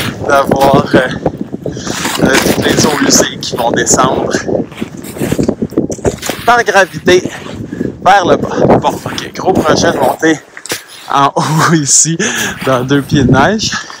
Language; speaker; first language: French; native; French